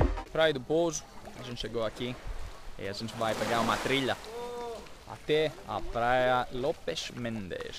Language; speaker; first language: Portuguese; non-native, learner; Greek